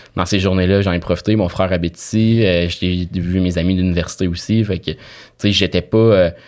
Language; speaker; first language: French; native; French